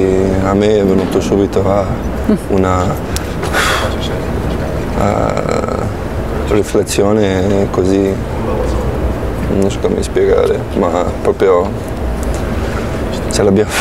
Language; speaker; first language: Italian; non-native, fluent; English